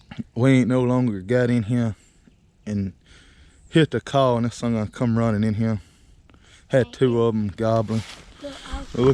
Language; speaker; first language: English; native; English